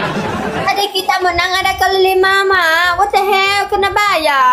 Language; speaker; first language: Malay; non-native, learner; Vietnamese